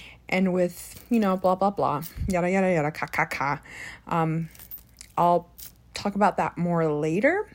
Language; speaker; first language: English; early bilingual, other home language; Spanish